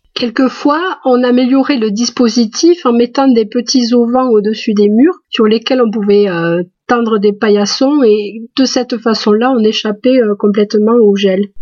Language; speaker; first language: French; native; French